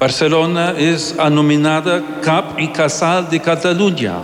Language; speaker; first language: Catalan; non-native, learner; English